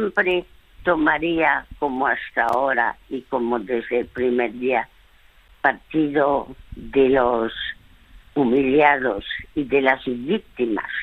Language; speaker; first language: Spanish; early bilingual, other home language; French